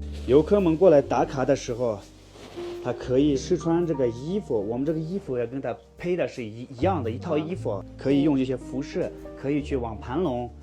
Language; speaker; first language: Chinese; non-native, local second language; Tajik